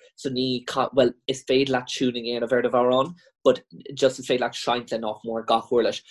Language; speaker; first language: Irish; non-native, local second language; English